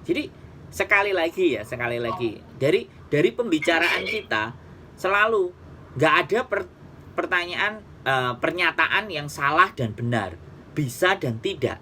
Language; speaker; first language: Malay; non-native, local second language; Javanese